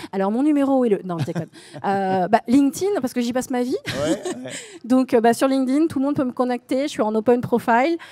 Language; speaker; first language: French; native; French